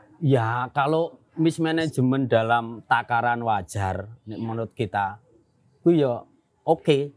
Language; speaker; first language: Indonesian; non-native, local second language; Javanese